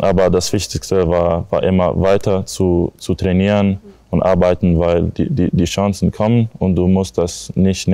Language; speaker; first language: German; non-native, learner; English